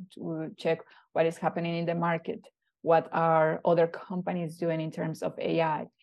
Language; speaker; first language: English; non-native, fluent; Spanish